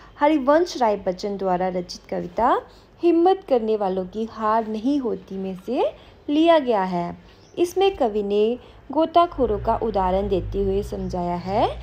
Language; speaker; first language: Hindi; non-native, local second language; Punjabi